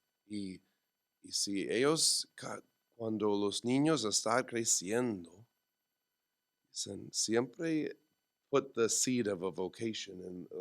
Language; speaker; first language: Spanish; non-native, learner; English